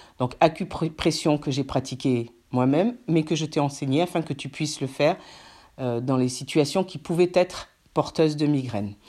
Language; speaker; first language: French; native; French